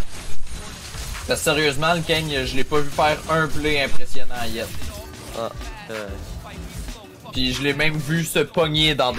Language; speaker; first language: French; native; French